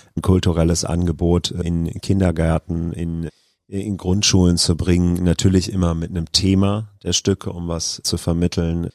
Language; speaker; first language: German; native; German